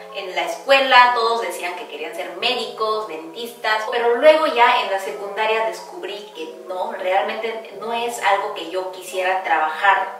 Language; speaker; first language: Spanish; early bilingual, other home language; Korean